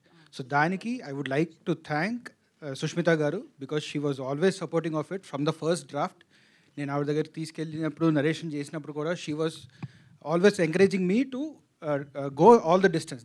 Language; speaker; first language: Telugu; native; Telugu